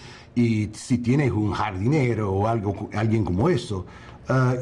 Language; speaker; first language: Spanish; non-native, learner; English